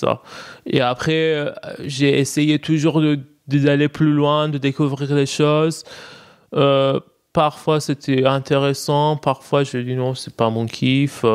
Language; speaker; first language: French; non-native, fluent; Persian